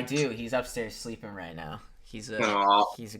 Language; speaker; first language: English; native; English